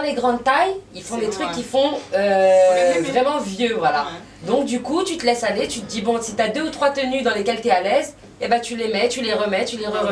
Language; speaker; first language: French; native; French